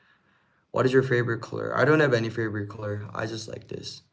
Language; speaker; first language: English; non-native, fluent; Korean